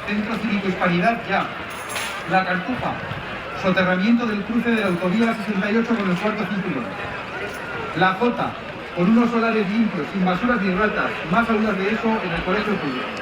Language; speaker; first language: Spanish; native; Spanish